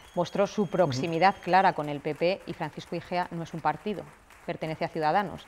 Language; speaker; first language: Spanish; native; Spanish